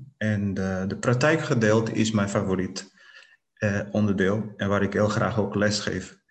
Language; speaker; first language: Dutch; non-native, fluent; Portuguese